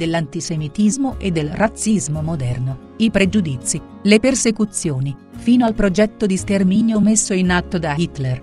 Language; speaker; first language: Italian; native; Italian